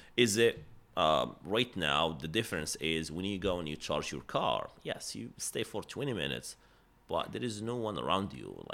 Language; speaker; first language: English; non-native, fluent; Arabic